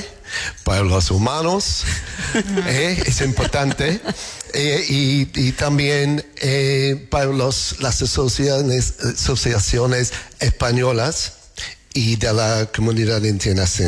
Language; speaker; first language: Spanish; non-native, fluent; English